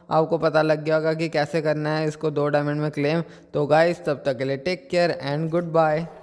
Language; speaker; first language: Hindi; native; Hindi